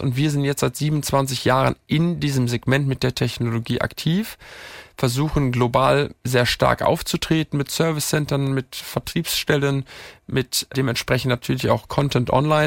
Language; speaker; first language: German; native; German